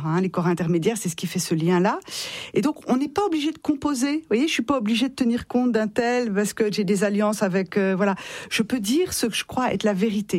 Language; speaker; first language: French; native; French